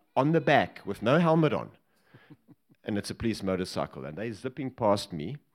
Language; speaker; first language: English; native; English